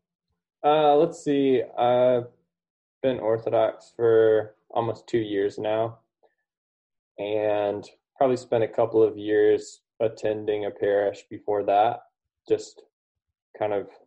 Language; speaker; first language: English; native; English